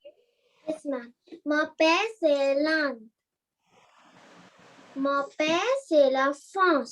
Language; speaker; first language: French; non-native, learner; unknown